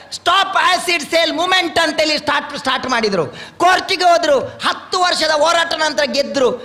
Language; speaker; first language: Kannada; non-native, local second language; Tulu